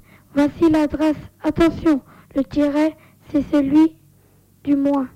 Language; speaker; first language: French; native; French